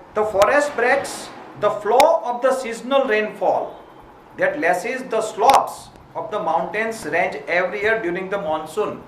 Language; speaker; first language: English; non-native, local second language; Gujarati